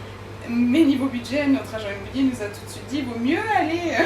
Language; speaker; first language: French; native; French